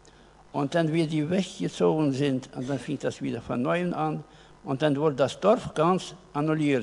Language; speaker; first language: German; early bilingual, heritage; German